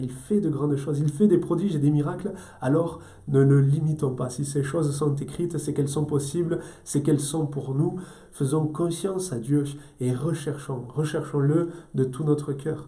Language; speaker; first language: French; native; French